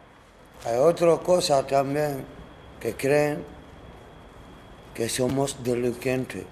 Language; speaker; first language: Spanish; non-native, learner; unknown